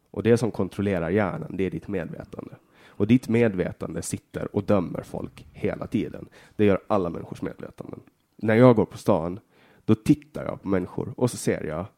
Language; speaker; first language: Swedish; native; Swedish